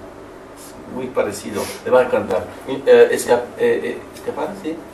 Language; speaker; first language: Spanish; non-native, learner; French